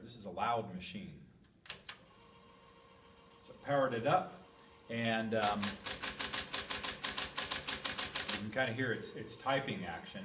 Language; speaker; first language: English; native; English